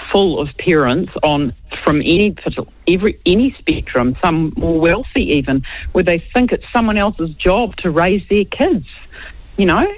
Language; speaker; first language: English; native; English